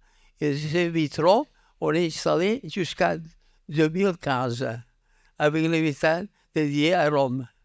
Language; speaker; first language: French; non-native, learner; Catalan